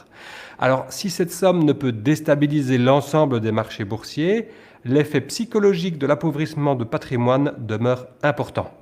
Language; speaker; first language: French; native; French